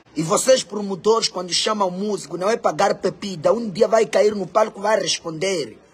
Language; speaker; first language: Portuguese; non-native, local second language; Makhuwa